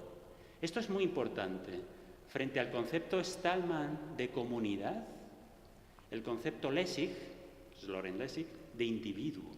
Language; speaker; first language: Spanish; native; Spanish